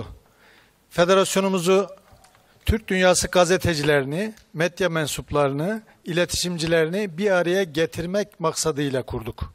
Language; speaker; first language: Turkish; native; Turkish